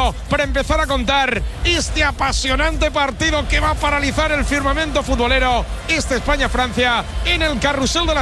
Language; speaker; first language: Spanish; native; Spanish